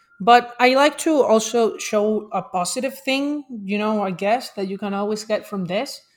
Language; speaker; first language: English; non-native, fluent; Spanish